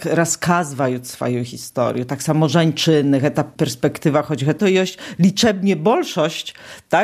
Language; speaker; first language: Polish; non-native, local second language; Belarusian